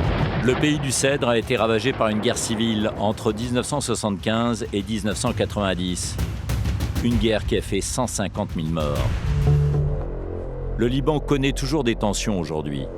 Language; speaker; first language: French; native; French